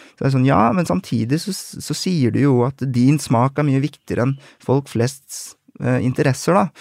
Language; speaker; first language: Norwegian; early bilingual, other home language; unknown